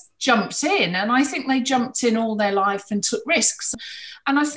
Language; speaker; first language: English; native; English